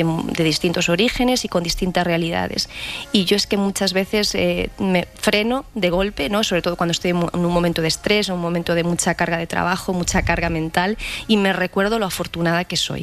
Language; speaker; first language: Spanish; native; Spanish